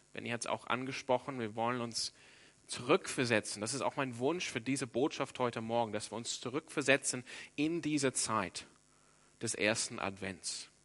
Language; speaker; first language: German; non-native, fluent; English